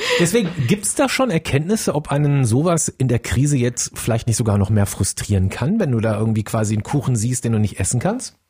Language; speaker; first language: German; native; German